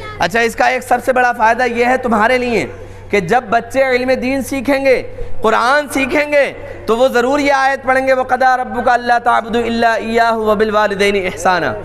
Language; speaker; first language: Urdu; native; Urdu